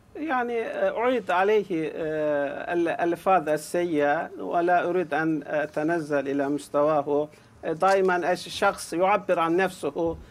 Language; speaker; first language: Arabic; non-native, fluent; Turkish